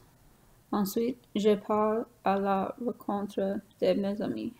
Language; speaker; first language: French; non-native, learner; English